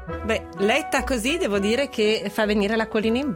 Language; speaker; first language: Italian; native; Italian